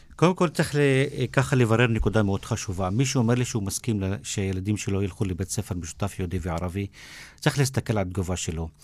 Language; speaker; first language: Hebrew; non-native, local second language; Arabic